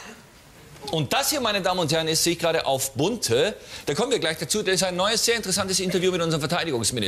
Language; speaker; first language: German; native; German